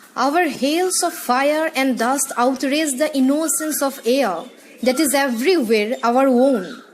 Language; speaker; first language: English; non-native, local second language; Assamese